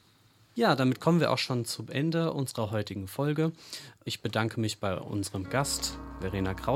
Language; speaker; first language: German; native; German